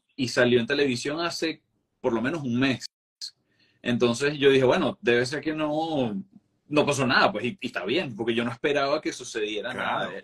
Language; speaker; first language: Spanish; native; Spanish